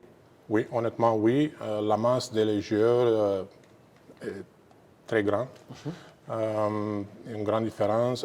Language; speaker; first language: French; non-native, fluent; Romanian